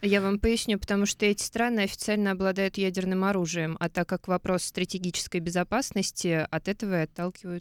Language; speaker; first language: Russian; native; Russian